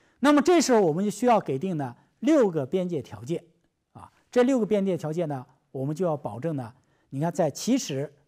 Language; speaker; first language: Chinese; native; Chinese